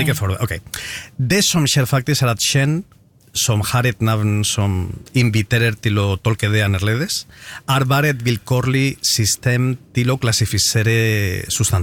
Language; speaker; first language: Norwegian; non-native, fluent; Spanish